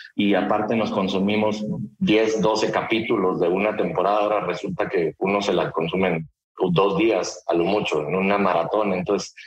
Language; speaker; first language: Spanish; native; Spanish